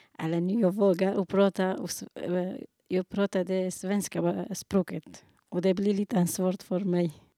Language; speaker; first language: Swedish; non-native, learner; Kurdish